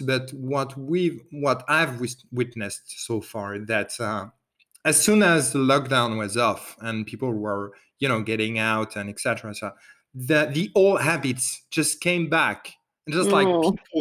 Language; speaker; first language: English; non-native, fluent; French